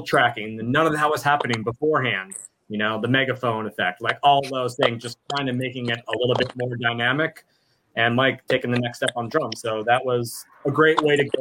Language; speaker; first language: English; native; English